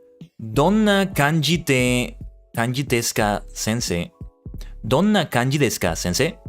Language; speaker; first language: Japanese; non-native, learner; English